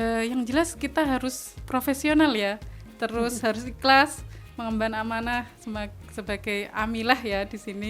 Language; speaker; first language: Indonesian; non-native, local second language; Javanese